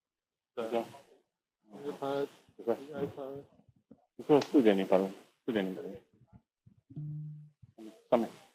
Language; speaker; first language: Chinese; native; Chinese